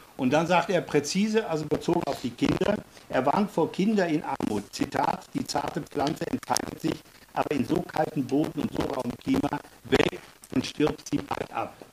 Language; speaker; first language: German; native; German